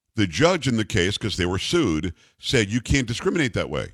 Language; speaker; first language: English; native; English